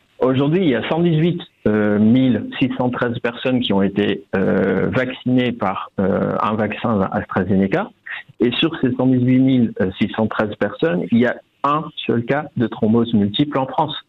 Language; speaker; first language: French; non-native, fluent; Dutch